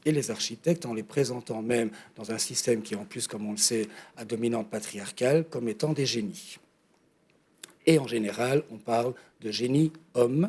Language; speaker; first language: French; native; French